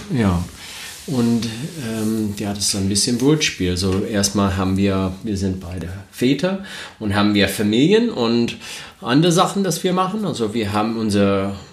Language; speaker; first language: German; non-native, learner; English